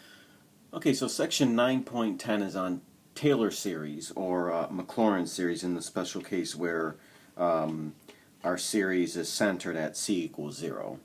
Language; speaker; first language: English; native; English